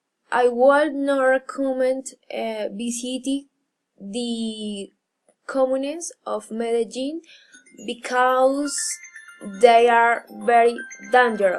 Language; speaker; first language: English; non-native, learner; Spanish